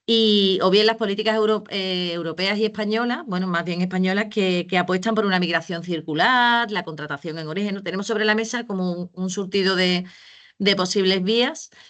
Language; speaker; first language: Spanish; native; Spanish